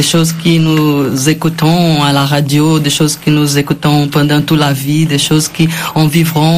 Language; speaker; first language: French; non-native, learner; Portuguese